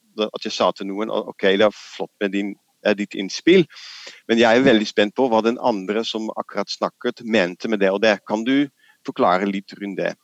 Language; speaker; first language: Norwegian; non-native, fluent; Dutch